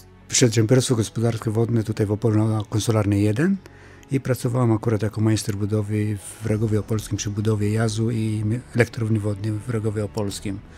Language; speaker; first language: Polish; non-native, fluent; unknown